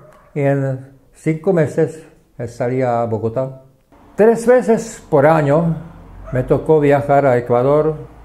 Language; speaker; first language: Spanish; non-native, fluent; Czech